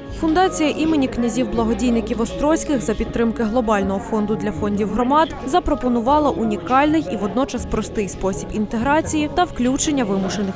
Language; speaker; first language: Ukrainian; native; Ukrainian